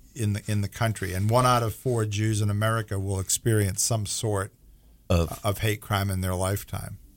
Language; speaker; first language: English; native; English